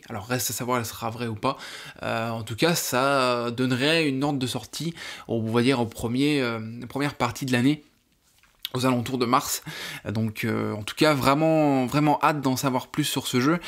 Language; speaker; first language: French; native; French